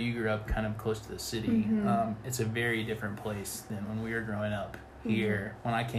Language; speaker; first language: English; native; English